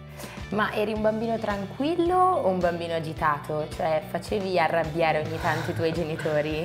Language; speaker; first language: Italian; native; Italian